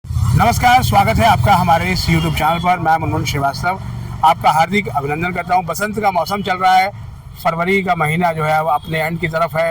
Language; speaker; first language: Hindi; native; Hindi